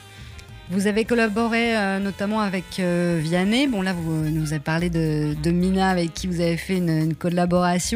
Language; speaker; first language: French; native; French